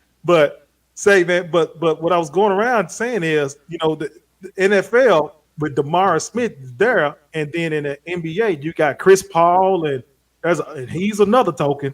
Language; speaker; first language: English; native; English